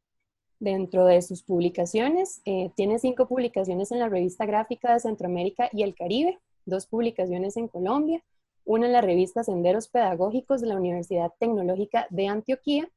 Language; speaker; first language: Spanish; native; Spanish